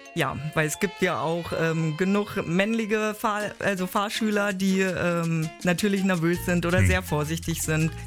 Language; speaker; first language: German; native; German